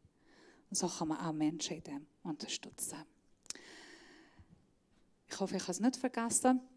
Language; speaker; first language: German; non-native, fluent; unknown